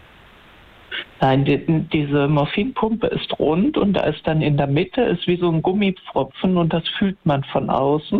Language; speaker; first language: German; native; German